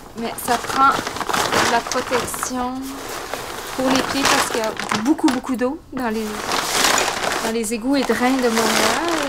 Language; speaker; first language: French; native; French